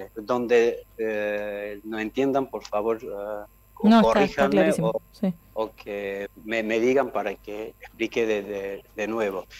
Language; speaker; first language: Spanish; non-native, fluent; Armenian